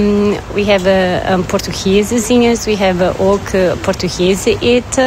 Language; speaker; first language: Dutch; non-native, learner; Portuguese